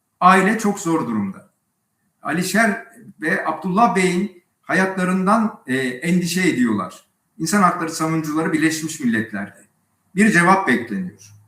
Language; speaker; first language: Turkish; native; Turkish